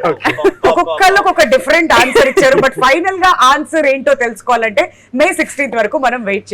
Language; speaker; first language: Telugu; native; Telugu